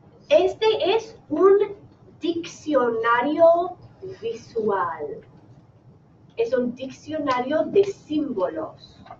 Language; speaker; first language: Spanish; non-native, fluent; English